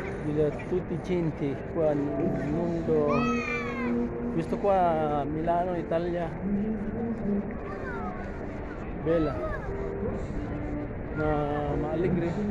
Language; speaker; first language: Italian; non-native, learner; Filipino